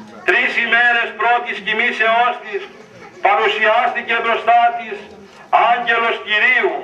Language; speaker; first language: Greek; native; Greek